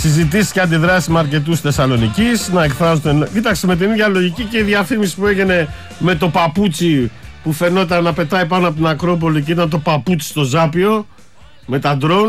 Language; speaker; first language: Greek; native; Greek